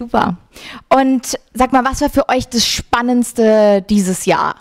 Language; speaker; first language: German; native; German